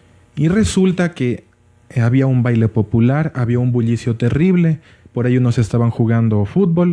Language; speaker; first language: Spanish; native; Spanish